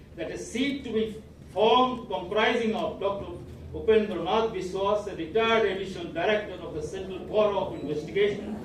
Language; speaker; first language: English; non-native, local second language; Bangla